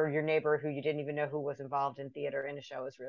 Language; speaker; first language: English; native; English